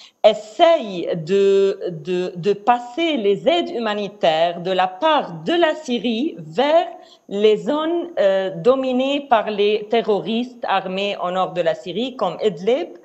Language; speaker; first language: French; non-native, fluent; Arabic